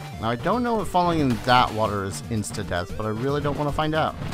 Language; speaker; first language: English; native; English